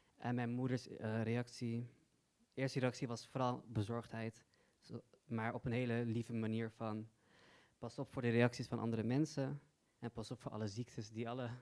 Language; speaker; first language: Dutch; early bilingual, other home language; Persian